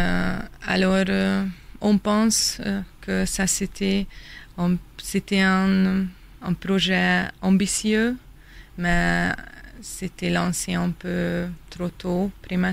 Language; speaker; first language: French; non-native, fluent; Hungarian